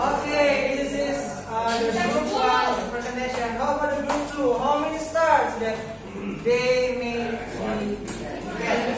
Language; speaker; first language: English; non-native, local second language; Indonesian